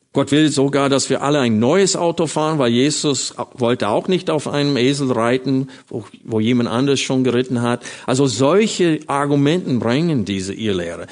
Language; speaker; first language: German; non-native, fluent; English